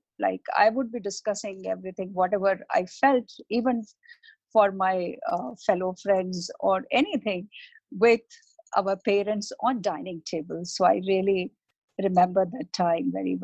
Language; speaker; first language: English; non-native, local second language; Hindi